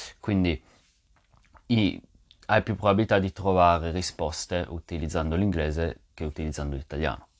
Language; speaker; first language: Italian; native; Italian